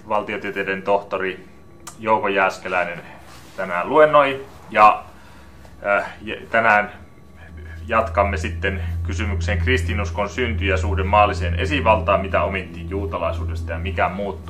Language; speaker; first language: Finnish; native; Finnish